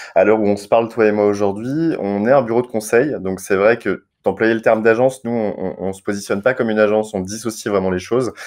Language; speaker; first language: French; native; French